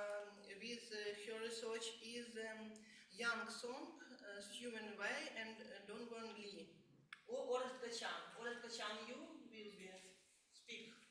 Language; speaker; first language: English; non-native, learner; Ukrainian